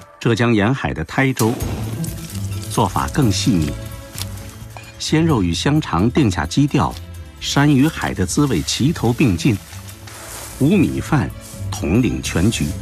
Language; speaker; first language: Chinese; native; Chinese